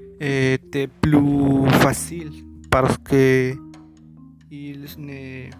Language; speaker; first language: French; non-native, learner; Spanish